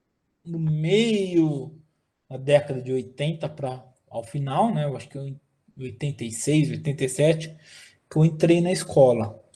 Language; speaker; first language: Portuguese; native; Portuguese